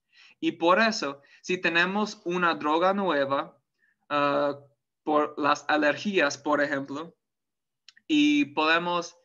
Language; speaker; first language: Spanish; non-native, fluent; English